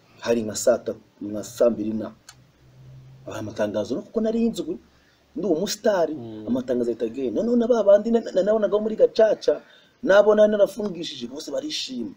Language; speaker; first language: Kinyarwanda; native; Kinyarwanda